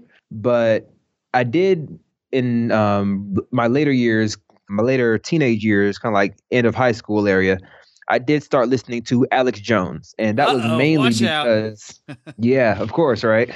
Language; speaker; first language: English; native; English